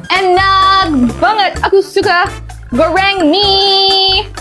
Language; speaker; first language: Indonesian; non-native, learner; English